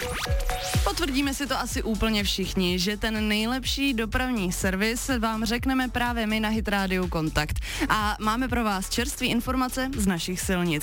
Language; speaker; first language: Czech; native; Czech